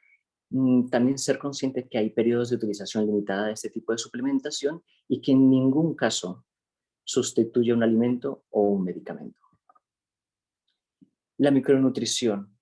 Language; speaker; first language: Spanish; native; Spanish